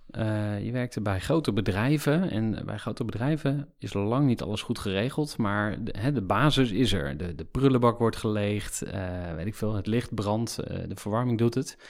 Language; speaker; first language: Dutch; native; Dutch